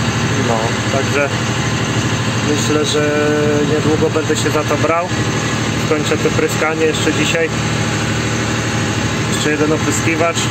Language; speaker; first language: Polish; native; Polish